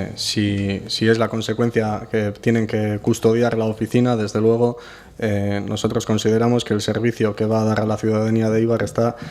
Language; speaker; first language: Spanish; native; Spanish